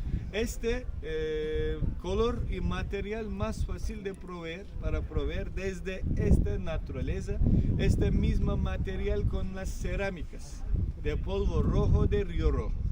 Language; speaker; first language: Spanish; non-native, fluent; Turkish